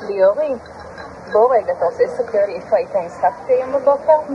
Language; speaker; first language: Hebrew; native; Hebrew